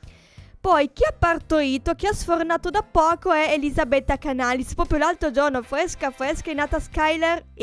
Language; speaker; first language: Italian; native; Italian